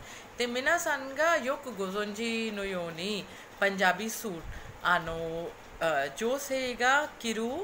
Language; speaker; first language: Japanese; non-native, fluent; Hindi